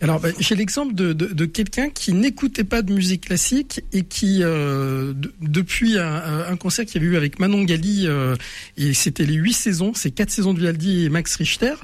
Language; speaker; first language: French; native; French